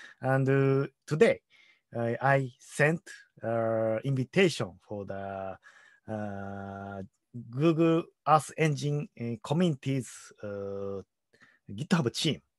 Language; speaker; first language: English; non-native, learner; Japanese